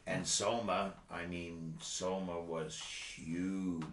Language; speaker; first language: English; native; English